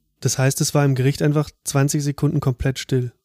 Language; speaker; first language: German; native; German